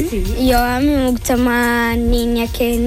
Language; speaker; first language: Spanish; non-native, learner; Arabic